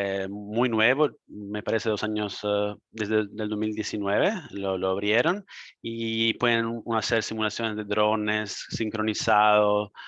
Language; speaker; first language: Spanish; non-native, fluent; Italian